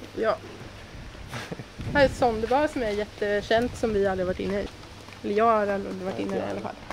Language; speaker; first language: Swedish; native; Swedish